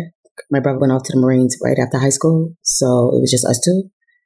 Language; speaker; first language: English; native; English